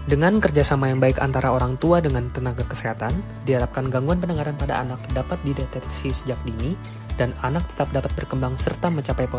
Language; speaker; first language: Indonesian; native; Indonesian